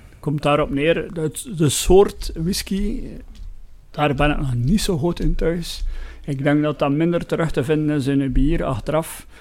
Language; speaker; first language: Dutch; native; Dutch